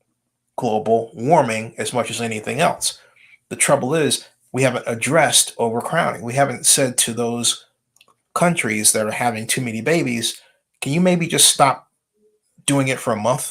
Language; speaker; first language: English; native; English